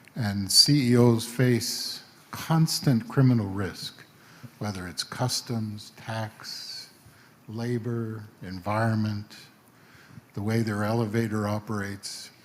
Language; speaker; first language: English; native; English